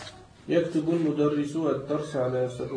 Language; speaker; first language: Arabic; non-native, learner; French